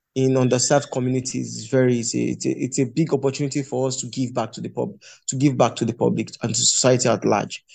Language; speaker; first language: English; non-native, local second language; Yoruba